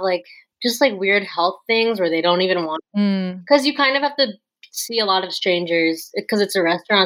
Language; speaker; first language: English; native; English